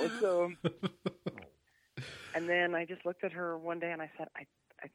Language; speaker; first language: English; native; English